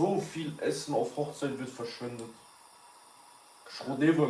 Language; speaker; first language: German; early bilingual, other home language; Kurdish